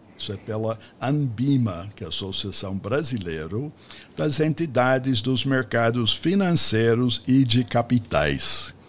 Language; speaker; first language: Portuguese; non-native, fluent; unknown